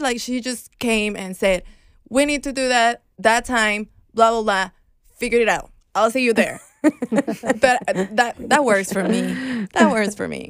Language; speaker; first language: English; non-native, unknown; Spanish